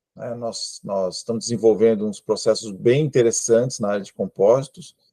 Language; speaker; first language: Portuguese; native; Portuguese